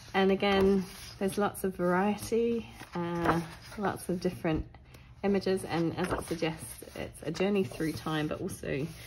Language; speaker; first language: English; native; English